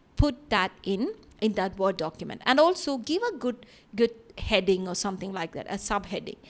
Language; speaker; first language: English; non-native, local second language; Malayalam